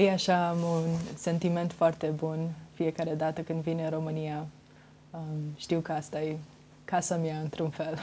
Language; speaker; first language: Romanian; early bilingual, heritage; Romanian